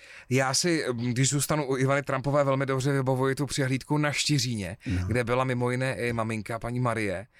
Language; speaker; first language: Czech; native; Czech